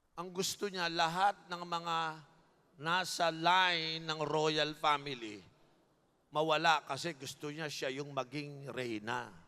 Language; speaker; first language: Filipino; native; Filipino